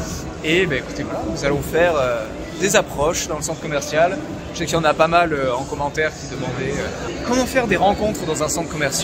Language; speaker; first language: French; native; French